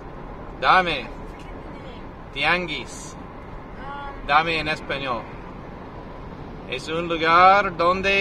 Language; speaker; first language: Spanish; non-native, learner; English